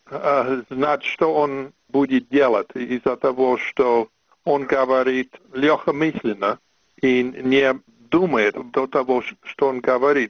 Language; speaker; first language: Russian; non-native, fluent; English